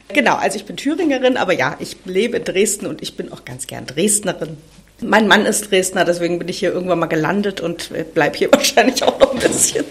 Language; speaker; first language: German; native; German